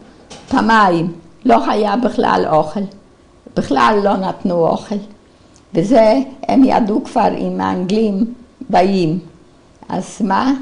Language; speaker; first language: Hebrew; non-native, fluent; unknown